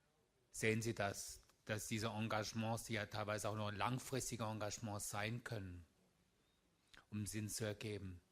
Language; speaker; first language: German; native; German